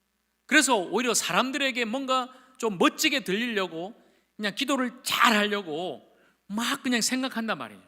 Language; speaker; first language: Korean; native; Korean